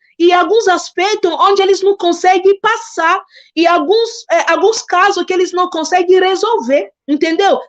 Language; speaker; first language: Portuguese; non-native, fluent; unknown